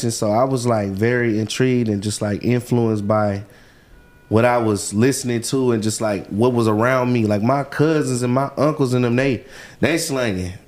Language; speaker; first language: English; native; English